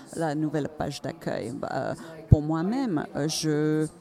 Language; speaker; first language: French; non-native, fluent; Finnish